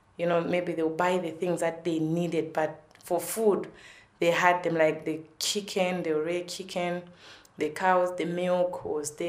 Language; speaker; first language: English; non-native, local second language; Nyanja